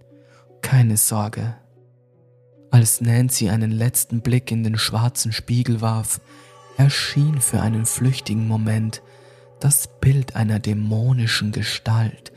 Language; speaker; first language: German; native; German